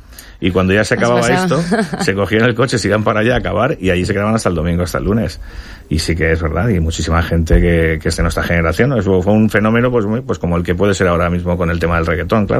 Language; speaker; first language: Spanish; native; Spanish